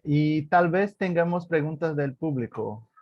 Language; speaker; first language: Spanish; non-native, fluent; Portuguese